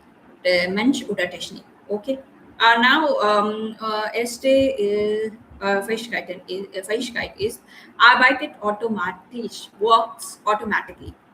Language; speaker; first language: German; non-native, learner; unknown